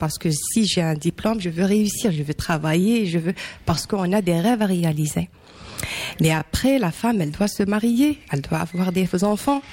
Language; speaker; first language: French; non-native, local second language; Arabic